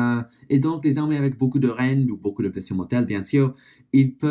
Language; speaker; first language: French; non-native, learner; English